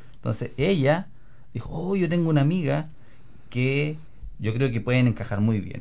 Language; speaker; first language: Spanish; native; Spanish